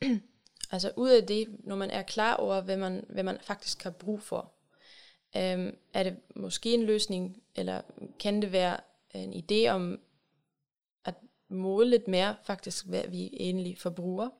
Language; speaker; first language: Danish; non-native, fluent; German